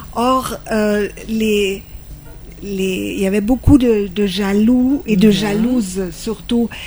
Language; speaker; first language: French; non-native, fluent; German